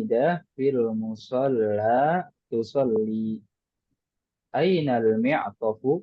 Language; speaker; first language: Arabic; non-native, fluent; Indonesian